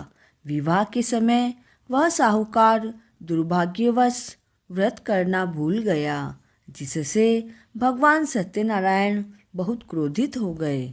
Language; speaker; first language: Hindi; native; Hindi